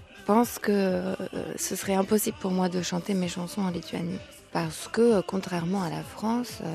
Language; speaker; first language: French; early bilingual, other home language; Lithuanian